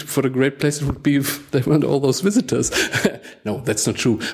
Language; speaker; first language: English; non-native, fluent; German